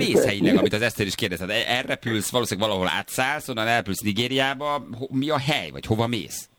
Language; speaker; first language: Hungarian; native; Hungarian